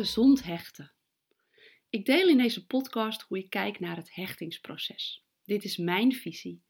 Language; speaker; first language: Dutch; native; Dutch